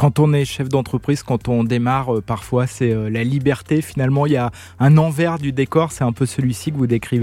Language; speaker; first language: French; native; French